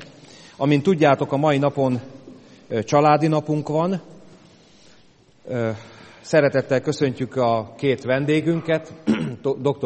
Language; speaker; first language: Hungarian; native; Hungarian